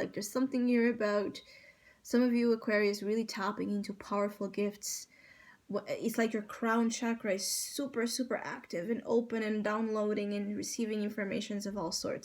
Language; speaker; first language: English; non-native, fluent; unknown